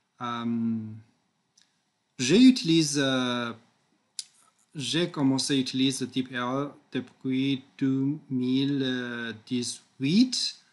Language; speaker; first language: French; non-native, learner; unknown